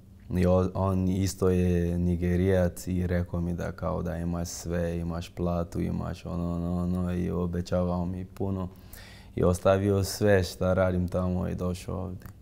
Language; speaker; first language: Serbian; non-native, fluent; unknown